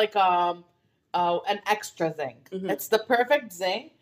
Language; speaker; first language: English; non-native, fluent; Arabic